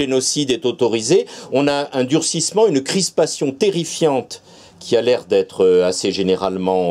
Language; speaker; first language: French; native; French